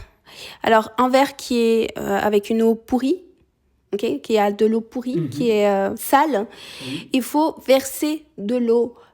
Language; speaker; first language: French; early bilingual, other home language; Spanish